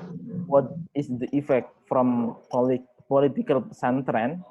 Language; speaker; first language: English; non-native, learner; Indonesian